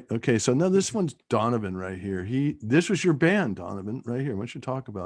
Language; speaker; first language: English; native; English